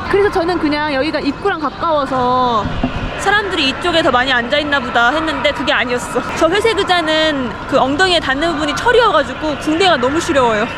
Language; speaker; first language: Korean; native; Korean